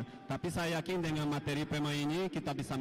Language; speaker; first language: Indonesian; non-native, fluent; Portuguese